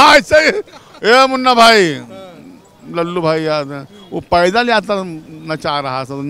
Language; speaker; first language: Hindi; native; Hindi